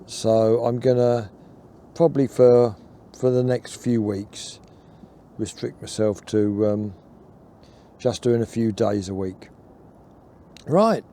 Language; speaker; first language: English; native; English